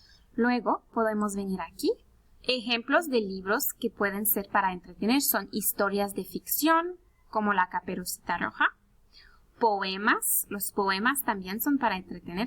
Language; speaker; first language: Spanish; early bilingual, heritage; Spanish